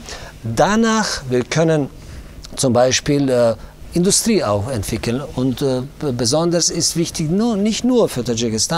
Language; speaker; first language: German; non-native, learner; Tajik